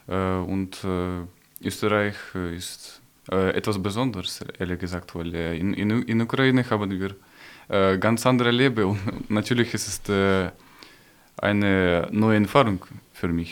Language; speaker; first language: German; non-native, learner; Ukrainian